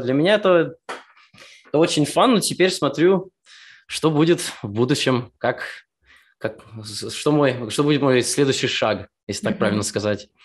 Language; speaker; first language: Russian; early bilingual, heritage; Russian